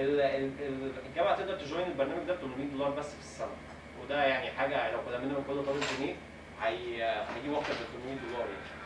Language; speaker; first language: Arabic; native; Arabic